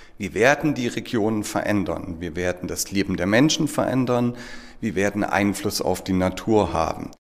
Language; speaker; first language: German; native; German